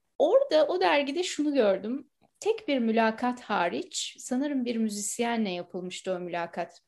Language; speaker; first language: Turkish; native; Turkish